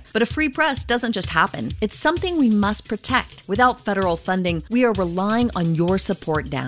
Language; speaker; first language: English; native; English